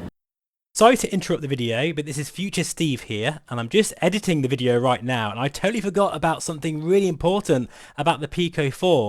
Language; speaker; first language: English; native; English